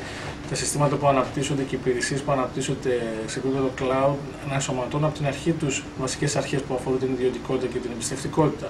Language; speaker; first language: Greek; native; Greek